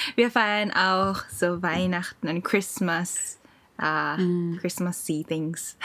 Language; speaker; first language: German; non-native, learner; Japanese